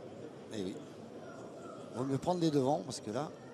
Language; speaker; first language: French; native; French